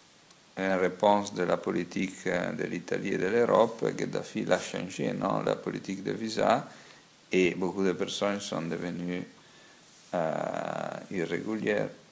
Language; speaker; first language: French; non-native, fluent; Italian